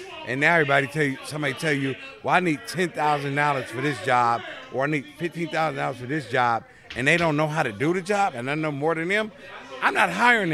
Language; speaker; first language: English; native; English